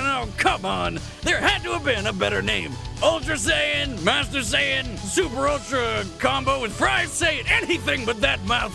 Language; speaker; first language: English; native; English